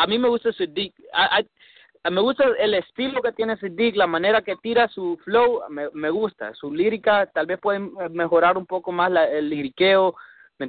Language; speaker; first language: Spanish; early bilingual, heritage; Spanish